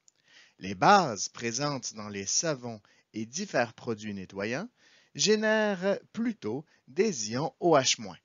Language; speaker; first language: French; native; French